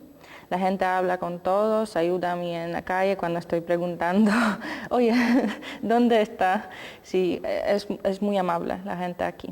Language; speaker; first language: Spanish; non-native, learner; Polish